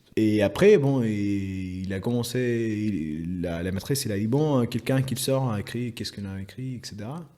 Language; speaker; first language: French; non-native, fluent; Spanish